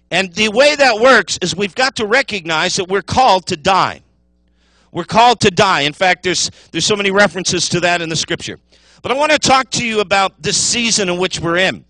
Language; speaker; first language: English; native; English